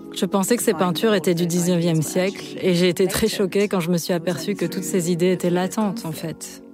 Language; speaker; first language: French; early bilingual, other home language; Arabic